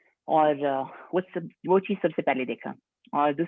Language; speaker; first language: Hindi; non-native, fluent; English